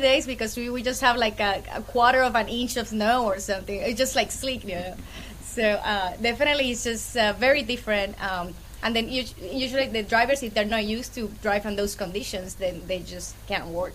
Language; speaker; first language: English; non-native, fluent; Spanish